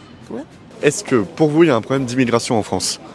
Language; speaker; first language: French; native; French